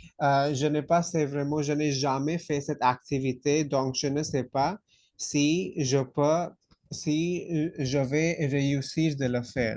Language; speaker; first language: French; non-native, fluent; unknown